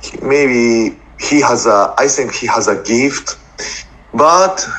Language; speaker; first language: English; non-native, learner; Japanese